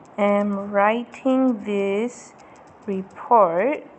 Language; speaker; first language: English; non-native, local second language; Malay